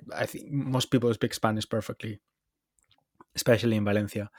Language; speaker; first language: English; non-native, fluent; Spanish